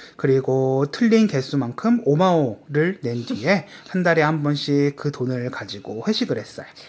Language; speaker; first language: Korean; native; Korean